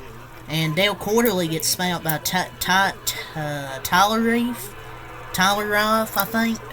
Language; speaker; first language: English; native; English